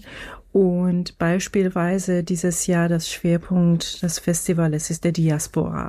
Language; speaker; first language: German; non-native, fluent; Persian